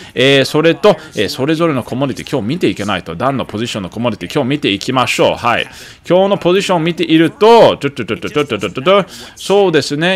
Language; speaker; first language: Japanese; early bilingual, other home language; English